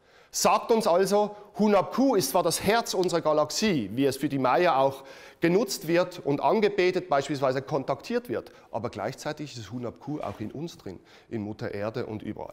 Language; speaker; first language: German; native; German